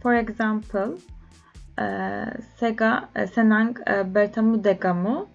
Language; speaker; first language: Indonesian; non-native, learner; Turkish